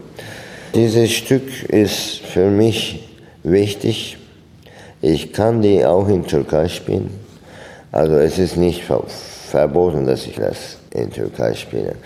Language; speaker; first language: German; non-native, fluent; Turkish